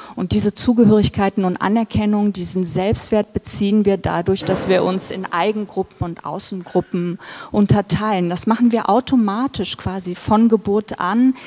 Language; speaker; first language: German; early bilingual, other home language; Turkish